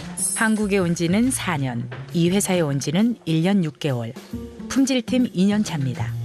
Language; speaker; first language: Korean; native; Korean